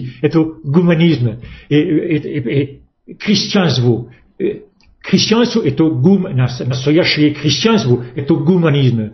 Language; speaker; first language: Russian; non-native, fluent; French